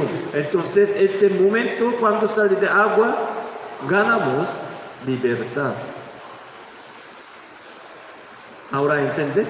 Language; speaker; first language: Spanish; non-native, learner; Korean